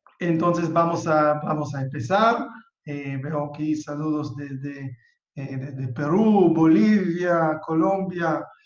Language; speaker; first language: Spanish; non-native, fluent; Hebrew